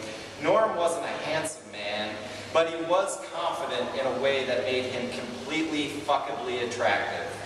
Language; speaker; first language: English; native; English